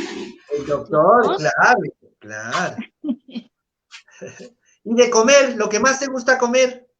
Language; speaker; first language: Spanish; native; Spanish